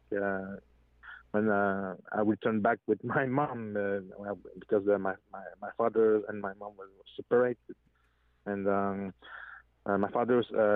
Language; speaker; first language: English; non-native, fluent; French